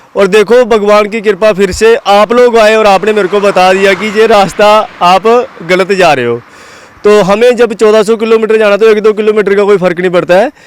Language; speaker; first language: Hindi; non-native, local second language; Dogri